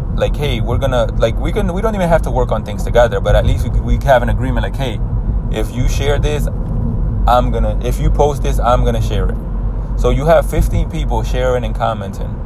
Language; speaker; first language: English; early bilingual, other home language; Spanish